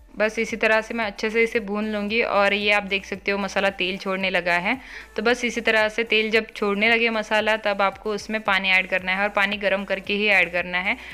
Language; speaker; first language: Hindi; non-native, local second language; Marathi